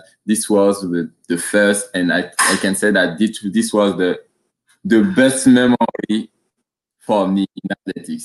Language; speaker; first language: English; non-native, learner; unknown